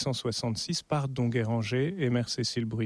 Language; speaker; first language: French; native; French